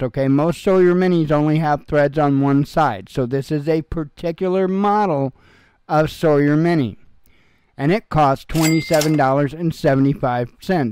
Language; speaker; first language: English; native; English